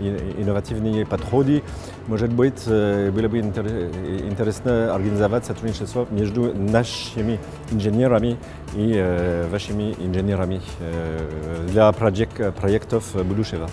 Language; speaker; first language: Russian; non-native, fluent; French